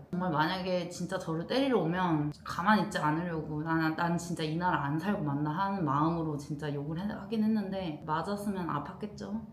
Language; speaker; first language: Korean; native; Korean